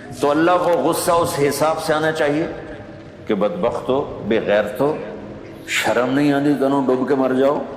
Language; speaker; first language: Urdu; non-native, local second language; Punjabi